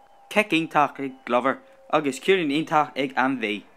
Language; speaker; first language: Irish; non-native, local second language; English